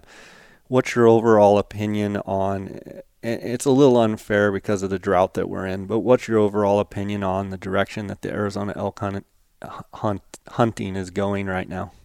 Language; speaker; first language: English; native; English